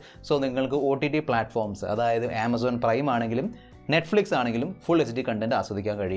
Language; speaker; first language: Malayalam; native; Malayalam